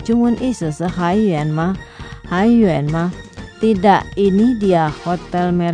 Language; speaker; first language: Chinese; non-native, fluent; Indonesian